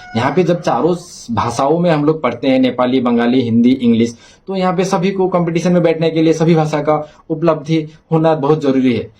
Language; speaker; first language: Hindi; non-native, local second language; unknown